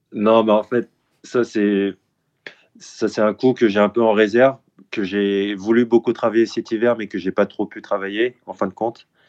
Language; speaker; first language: French; early bilingual, other home language; Korean